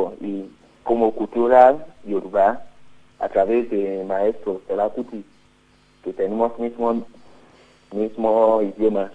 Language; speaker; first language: Spanish; non-native, learner; Yoruba